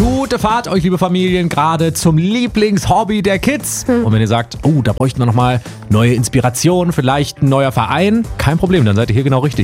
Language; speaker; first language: German; native; German